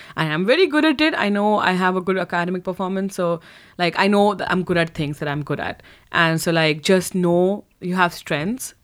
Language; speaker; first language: English; non-native, local second language; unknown